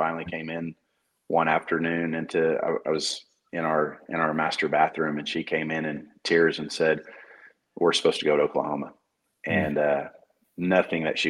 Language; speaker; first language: English; native; English